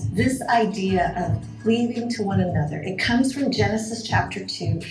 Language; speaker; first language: English; native; English